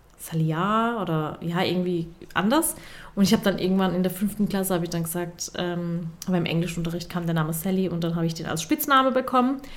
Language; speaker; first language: German; early bilingual, other home language; Turkish